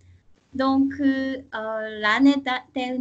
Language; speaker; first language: French; non-native, learner; Korean